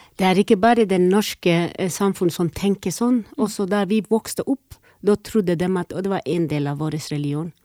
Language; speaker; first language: Norwegian; non-native, fluent; Somali